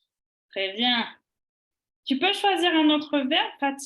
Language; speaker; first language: French; native; French